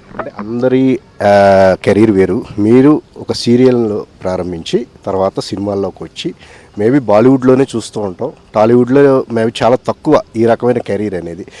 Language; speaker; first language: Telugu; native; Telugu